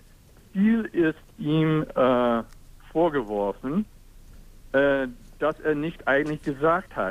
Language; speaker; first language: German; non-native, fluent; English